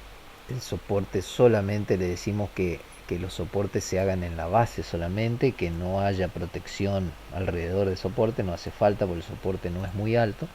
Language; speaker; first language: Spanish; native; Spanish